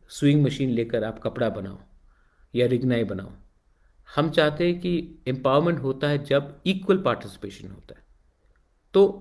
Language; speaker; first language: Hindi; non-native, local second language; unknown